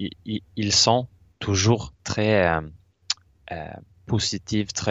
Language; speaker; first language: French; non-native, learner; Swedish